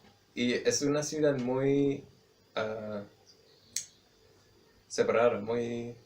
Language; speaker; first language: Spanish; non-native, fluent; English